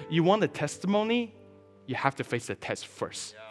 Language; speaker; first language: English; early bilingual, other home language; Chinese